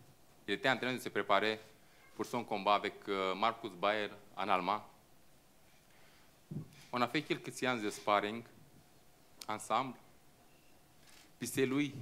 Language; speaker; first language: French; non-native, fluent; Romanian